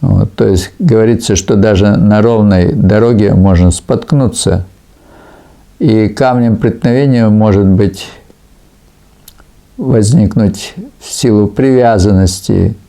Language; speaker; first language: Russian; native; Russian